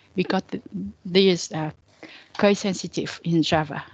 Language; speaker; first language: English; non-native, learner; Vietnamese